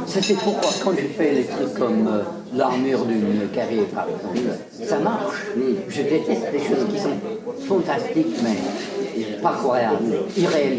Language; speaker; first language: French; non-native, fluent; English